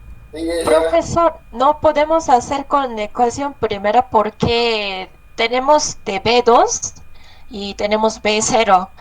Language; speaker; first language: Spanish; non-native, learner; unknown